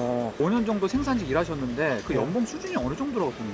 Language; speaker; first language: Korean; native; Korean